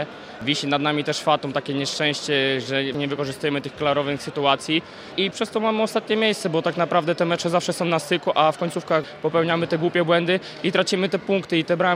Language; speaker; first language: Polish; native; Polish